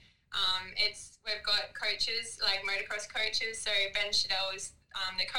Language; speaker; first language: English; native; English